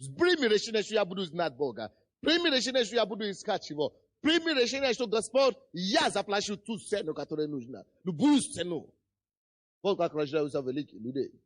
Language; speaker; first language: Russian; non-native, fluent; Yoruba